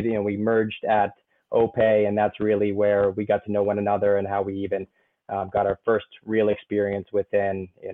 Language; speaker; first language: English; native; English